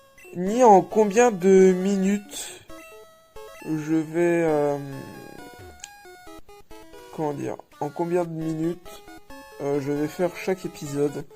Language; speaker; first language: French; native; French